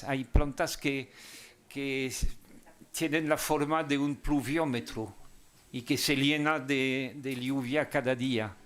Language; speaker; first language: Spanish; non-native, fluent; French